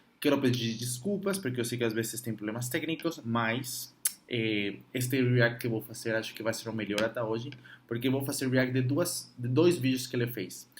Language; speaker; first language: Portuguese; non-native, fluent; Spanish